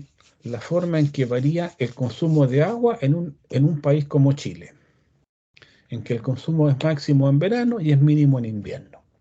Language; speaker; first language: Spanish; native; Spanish